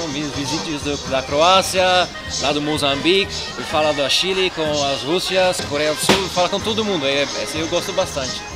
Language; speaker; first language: Portuguese; non-native, fluent; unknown